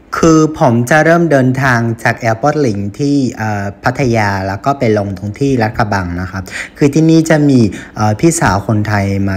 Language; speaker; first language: Thai; non-native, fluent; Vietnamese